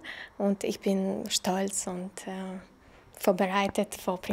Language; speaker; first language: German; non-native, learner; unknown